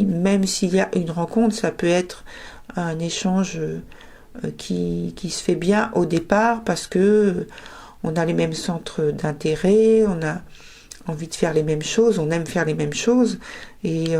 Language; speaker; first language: French; native; French